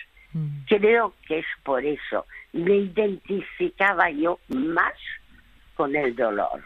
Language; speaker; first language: Spanish; early bilingual, other home language; French